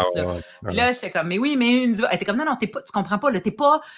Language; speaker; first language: French; native; French